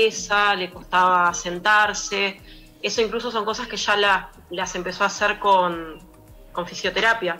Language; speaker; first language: Spanish; native; Spanish